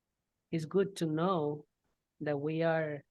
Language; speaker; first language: English; non-native, fluent; Spanish